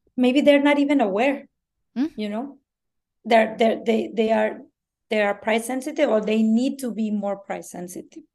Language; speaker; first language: English; non-native, fluent; Spanish